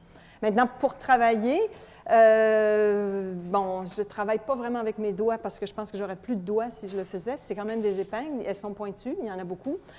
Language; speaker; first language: French; native; French